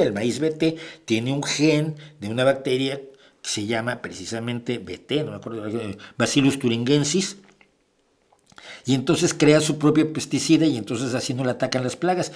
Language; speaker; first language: Spanish; native; Spanish